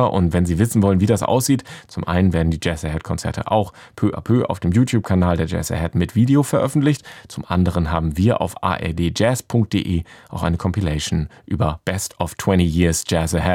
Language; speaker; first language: German; native; German